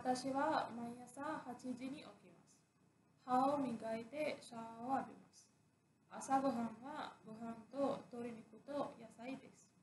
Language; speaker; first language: Japanese; non-native, learner; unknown